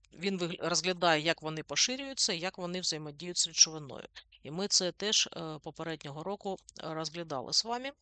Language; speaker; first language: Ukrainian; native; Ukrainian